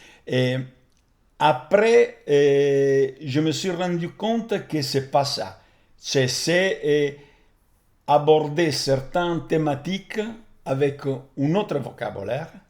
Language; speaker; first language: French; non-native, fluent; Italian